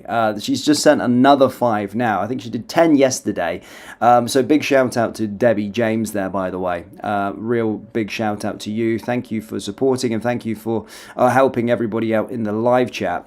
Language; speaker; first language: English; native; English